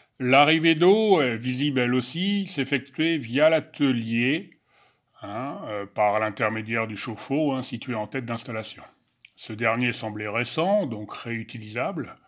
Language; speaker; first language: French; native; French